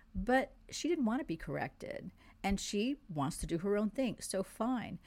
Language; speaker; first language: English; non-native, fluent; French